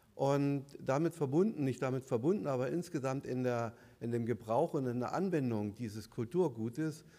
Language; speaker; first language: German; native; German